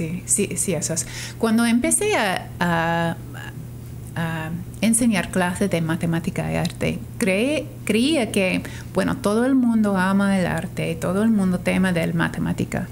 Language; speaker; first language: Spanish; non-native, fluent; English